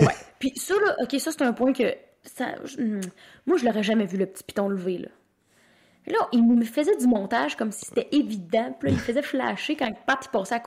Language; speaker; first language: French; native; French